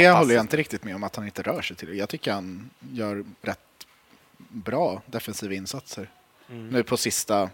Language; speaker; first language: Swedish; native; Swedish